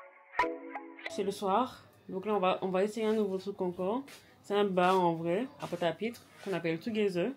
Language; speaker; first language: French; native; French